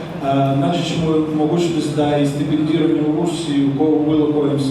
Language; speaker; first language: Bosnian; non-native, fluent; Russian